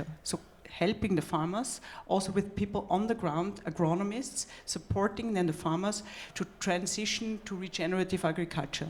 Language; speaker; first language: English; non-native, fluent; German